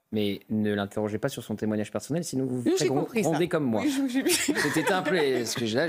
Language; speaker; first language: French; native; French